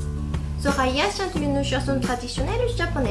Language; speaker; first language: French; non-native, fluent; Japanese